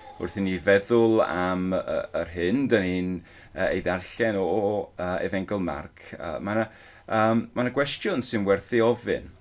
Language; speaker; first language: Welsh; non-native, local second language; English